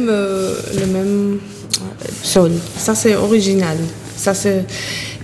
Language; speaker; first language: French; non-native, fluent; German